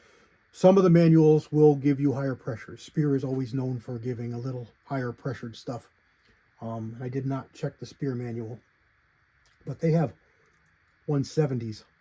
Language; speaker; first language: English; native; English